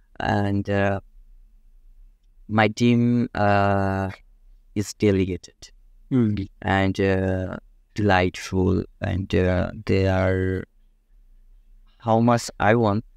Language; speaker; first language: English; non-native, local second language; Bangla